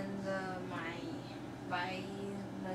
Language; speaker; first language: English; non-native, learner; Chinese